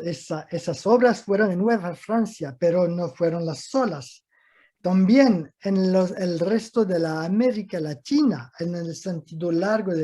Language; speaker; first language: Spanish; non-native, fluent; French